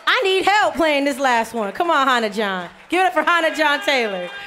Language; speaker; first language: English; native; English